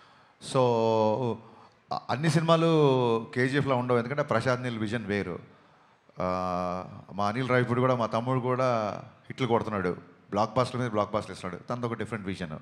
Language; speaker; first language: Telugu; native; Telugu